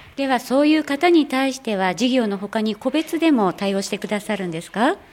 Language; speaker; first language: Japanese; native; Japanese